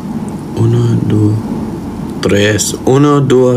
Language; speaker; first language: Spanish; non-native, learner; Thai